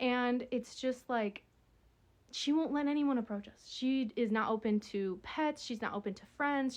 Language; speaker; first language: English; native; English